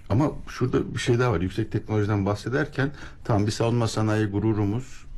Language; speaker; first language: Turkish; native; Turkish